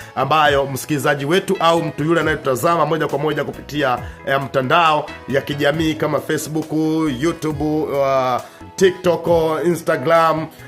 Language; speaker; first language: Swahili; native; Swahili